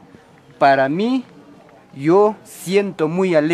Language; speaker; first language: Spanish; non-native, local second language; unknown